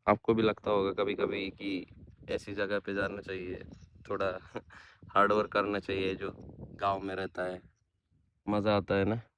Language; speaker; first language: Hindi; non-native, local second language; Marathi